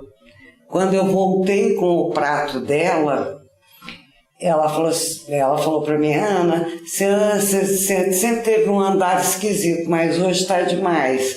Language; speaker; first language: Portuguese; native; Portuguese